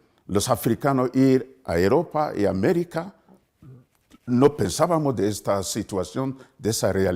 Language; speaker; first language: Spanish; non-native, fluent; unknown